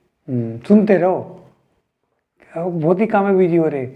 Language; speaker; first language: Hindi; native; Hindi